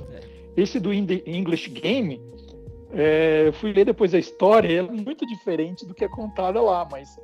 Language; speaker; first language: Portuguese; native; Portuguese